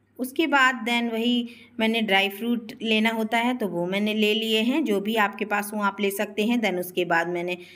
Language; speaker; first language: Hindi; native; Hindi